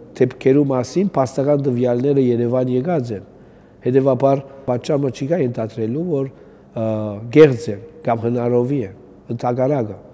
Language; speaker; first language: Armenian; early bilingual, heritage; Armenian